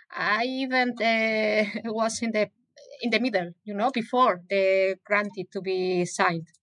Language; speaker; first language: English; non-native, fluent; Spanish